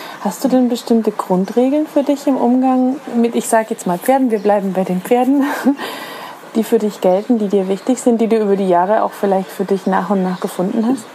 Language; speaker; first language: German; native; German